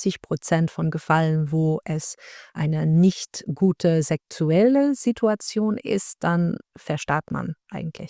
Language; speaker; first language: German; non-native, learner; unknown